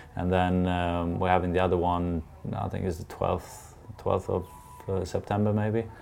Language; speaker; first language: English; non-native, fluent; Swedish